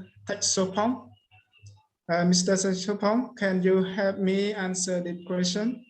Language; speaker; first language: English; non-native, learner; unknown